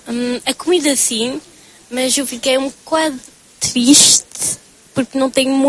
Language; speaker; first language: Portuguese; early bilingual, other home language; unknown